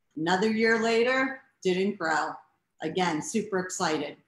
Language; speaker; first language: English; native; English